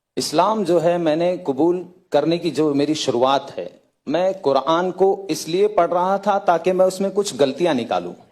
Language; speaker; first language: Hindi; native; Hindi